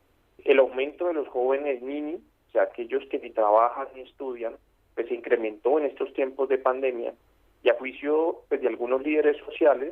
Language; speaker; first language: Spanish; native; Spanish